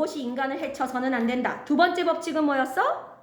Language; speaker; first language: Korean; native; Korean